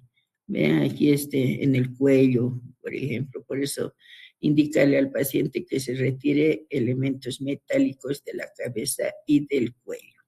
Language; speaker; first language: Spanish; native; Spanish